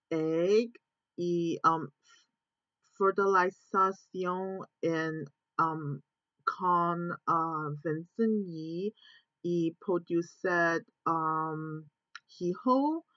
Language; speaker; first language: Spanish; non-native, learner; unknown